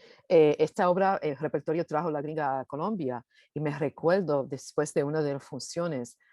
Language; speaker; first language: Spanish; early bilingual, heritage; English